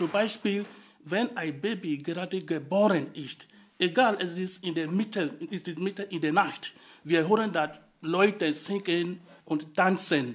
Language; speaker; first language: German; non-native, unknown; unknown